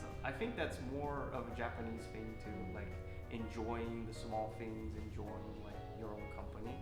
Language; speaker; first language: English; non-native, fluent; Portuguese